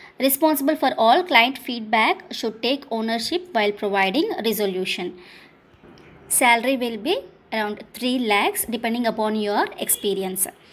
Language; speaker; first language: English; non-native, local second language; Telugu